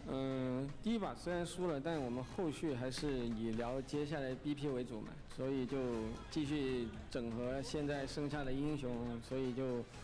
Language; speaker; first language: Chinese; native; Chinese